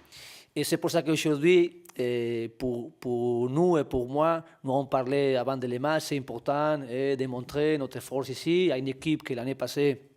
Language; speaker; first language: French; non-native, learner; Spanish